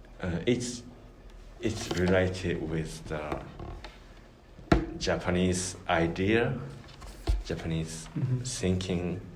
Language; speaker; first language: English; non-native, learner; Japanese